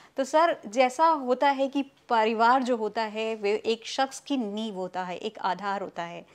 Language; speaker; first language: Hindi; native; Hindi